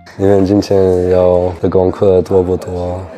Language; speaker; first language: Chinese; non-native, learner; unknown